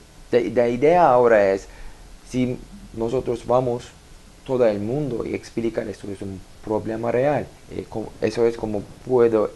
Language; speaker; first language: Spanish; non-native, learner; Turkish